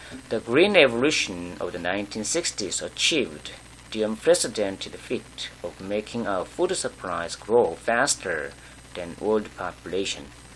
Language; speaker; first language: English; non-native, fluent; Korean